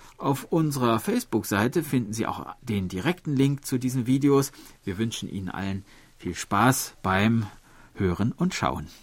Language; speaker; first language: German; native; German